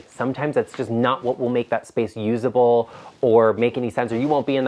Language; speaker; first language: English; native; English